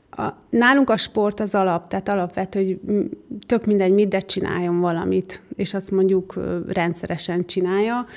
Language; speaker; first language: Hungarian; native; Hungarian